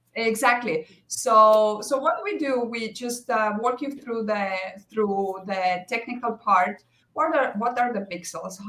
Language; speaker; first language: English; non-native, fluent; Estonian